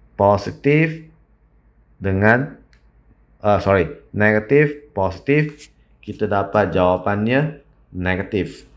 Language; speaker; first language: Malay; non-native, local second language; Chinese